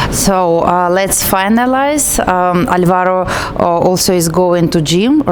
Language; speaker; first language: English; non-native, learner; Russian